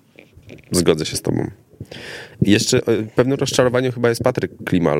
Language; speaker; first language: Polish; native; Polish